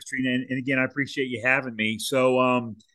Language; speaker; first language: English; native; English